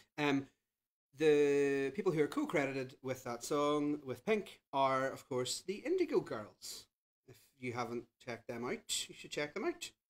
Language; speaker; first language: English; native; English